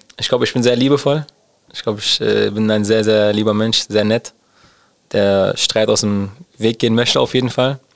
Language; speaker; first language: German; early bilingual, other home language; Turkish